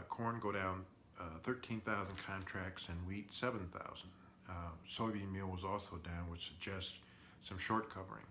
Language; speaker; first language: English; native; English